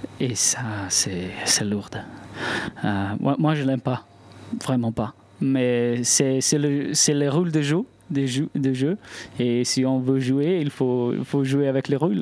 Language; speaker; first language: French; non-native, local second language; Italian